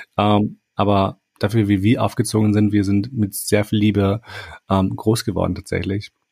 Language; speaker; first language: German; early bilingual, other home language; Albanian